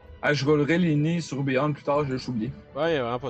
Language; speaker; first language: French; native; French